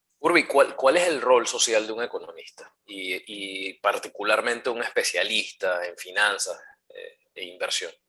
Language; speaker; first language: Spanish; native; Spanish